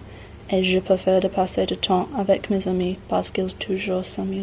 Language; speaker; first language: French; non-native, learner; English